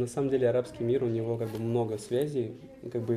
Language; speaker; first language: Russian; native; Russian